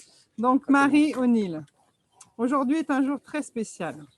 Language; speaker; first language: French; native; French